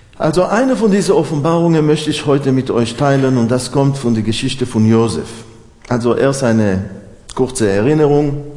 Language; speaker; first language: German; non-native, fluent; Hebrew